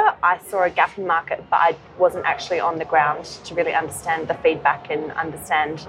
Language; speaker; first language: English; native; English